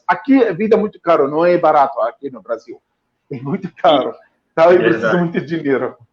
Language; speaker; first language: Portuguese; non-native, fluent; Arabic